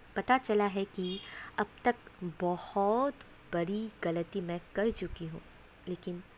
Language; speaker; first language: Hindi; non-native, local second language; Bangla